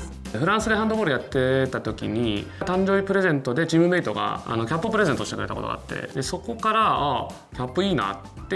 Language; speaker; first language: Japanese; native; Japanese